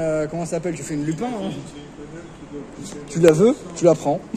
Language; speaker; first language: French; native; French